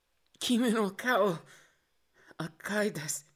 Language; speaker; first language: Japanese; non-native, learner; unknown